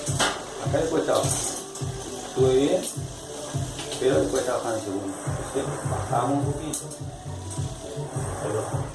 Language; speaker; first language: Spanish; native; Spanish